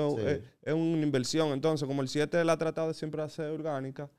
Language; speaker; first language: Spanish; native; Spanish